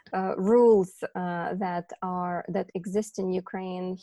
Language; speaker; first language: English; non-native, fluent; Ukrainian